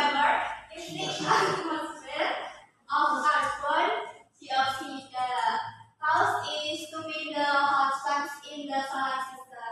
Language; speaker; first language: English; non-native, learner; Indonesian